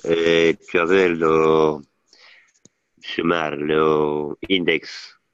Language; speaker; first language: French; non-native, learner; Italian